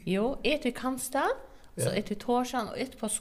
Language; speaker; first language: Danish; non-native, local second language; Faroese